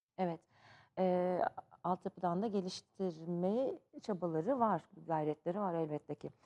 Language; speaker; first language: Turkish; native; Turkish